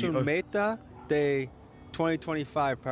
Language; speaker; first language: Spanish; non-native, learner; English